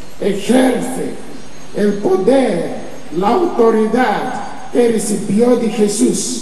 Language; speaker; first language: Spanish; non-native, fluent; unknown